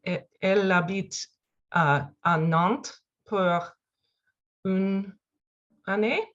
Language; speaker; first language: French; non-native, learner; English